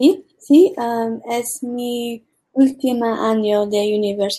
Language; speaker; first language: Spanish; early bilingual, heritage; English